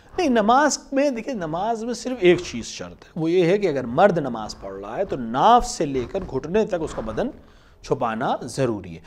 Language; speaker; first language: Urdu; native; Urdu